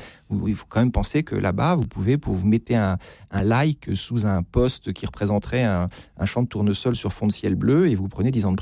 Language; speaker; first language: French; native; French